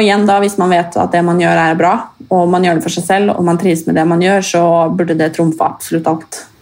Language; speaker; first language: Norwegian; native; Norwegian